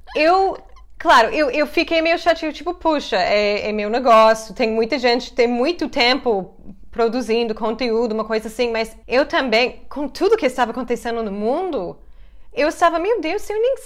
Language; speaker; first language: Portuguese; non-native, fluent; English